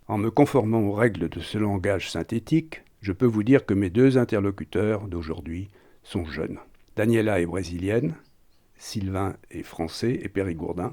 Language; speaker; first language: French; native; French